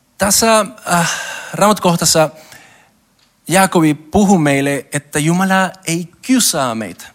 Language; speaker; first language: Finnish; non-native, learner; Spanish